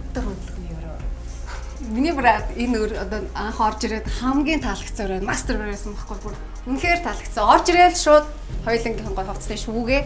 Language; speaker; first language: Mongolian; native; Mongolian